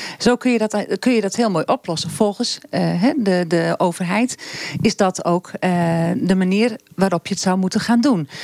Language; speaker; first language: Dutch; native; Dutch